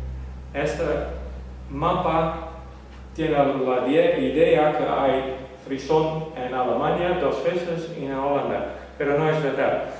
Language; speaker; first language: Spanish; non-native, learner; Western Frisian